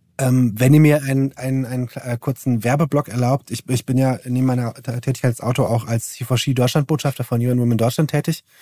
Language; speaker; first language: German; early bilingual, other home language; Turkish